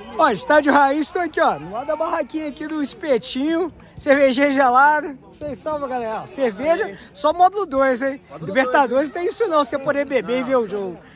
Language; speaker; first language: Portuguese; native; Portuguese